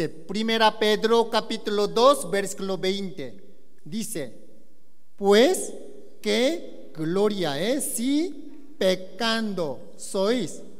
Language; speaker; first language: Spanish; non-native, learner; Korean